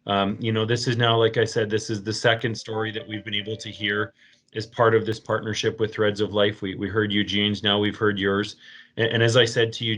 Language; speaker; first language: English; native; English